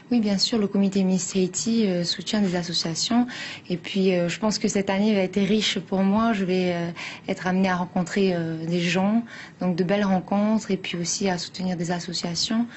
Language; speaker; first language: French; native; French